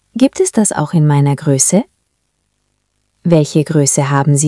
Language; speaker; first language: German; non-native, fluent; Spanish